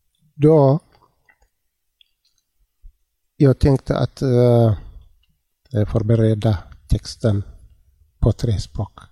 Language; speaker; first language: Swedish; non-native, learner; Tigrinya